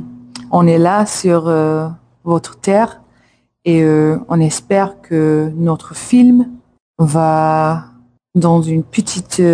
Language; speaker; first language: French; non-native, learner; English